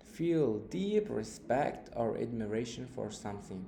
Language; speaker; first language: English; non-native, fluent; Uzbek